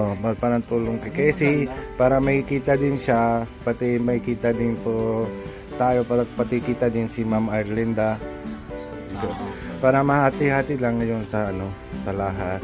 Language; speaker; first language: Filipino; non-native, learner; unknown